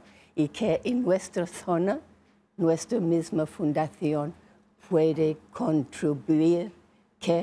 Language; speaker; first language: Spanish; non-native, fluent; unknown